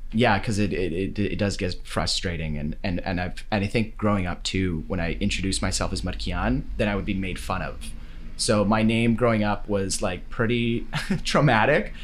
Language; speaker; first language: English; native; English